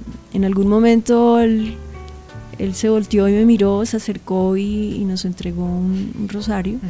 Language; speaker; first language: Spanish; native; Spanish